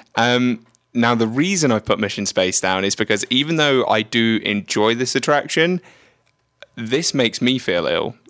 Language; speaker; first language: English; native; English